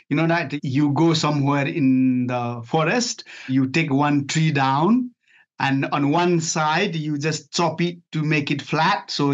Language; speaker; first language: English; non-native, fluent; Nepali